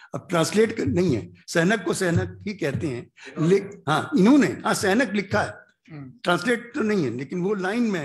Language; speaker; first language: Hindi; native; Hindi